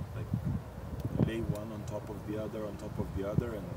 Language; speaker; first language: English; non-native, fluent; Lithuanian